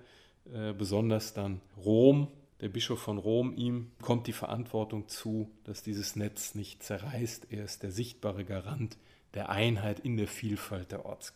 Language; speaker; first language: German; native; German